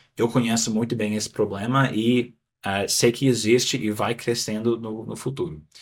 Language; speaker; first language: Portuguese; non-native, fluent; English